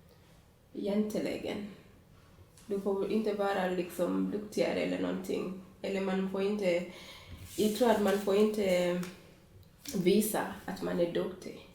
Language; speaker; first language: Swedish; non-native, fluent; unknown